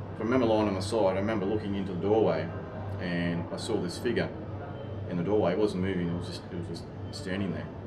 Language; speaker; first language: English; native; English